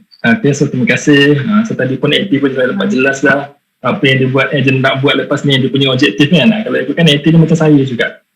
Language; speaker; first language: Malay; native; Malay